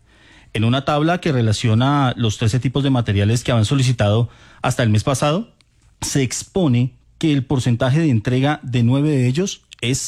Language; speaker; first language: Spanish; native; Spanish